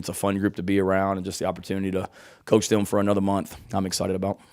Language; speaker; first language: English; native; English